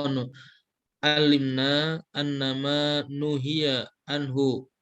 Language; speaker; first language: Arabic; non-native, learner; Indonesian